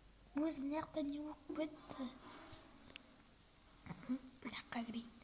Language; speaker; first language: Kazakh; native; Kazakh